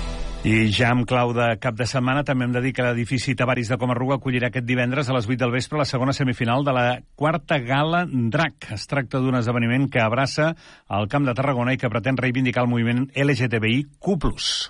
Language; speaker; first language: Catalan; native; Catalan